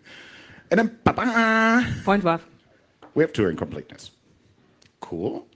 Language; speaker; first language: English; non-native, fluent; German